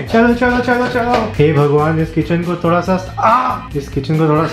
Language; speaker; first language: Hindi; native; Hindi